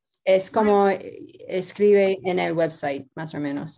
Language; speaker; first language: Spanish; non-native, learner; English